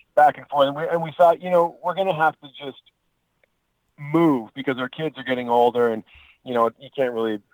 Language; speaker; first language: English; native; English